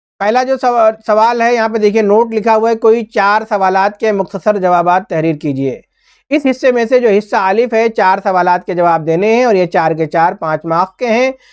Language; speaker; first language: Urdu; native; Urdu